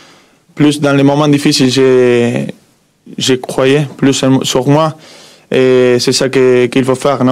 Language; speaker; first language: French; non-native, fluent; Spanish